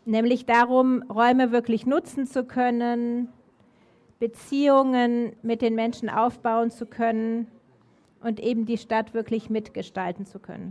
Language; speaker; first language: German; native; German